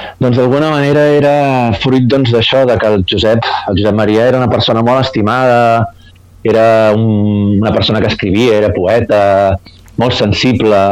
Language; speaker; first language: Catalan; native; Catalan